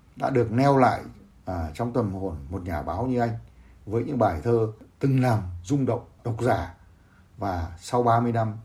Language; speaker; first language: Vietnamese; native; Vietnamese